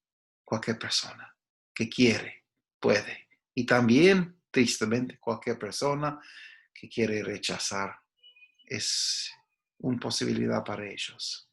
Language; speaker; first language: Spanish; non-native, fluent; English